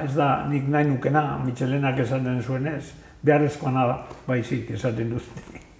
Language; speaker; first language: Basque; non-native, local second language; Spanish